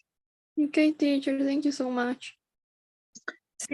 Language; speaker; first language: English; non-native, learner; Spanish